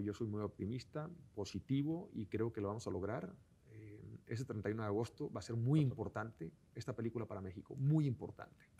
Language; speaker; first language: Spanish; native; Spanish